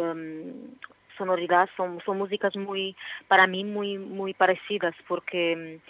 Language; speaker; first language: Spanish; non-native, learner; Portuguese